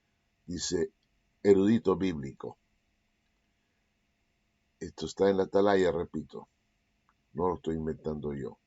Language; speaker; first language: Spanish; native; Spanish